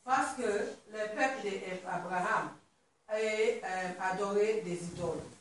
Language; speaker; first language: French; non-native, learner; Swahili